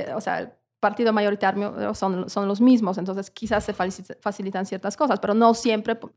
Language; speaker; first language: Spanish; non-native, fluent; Polish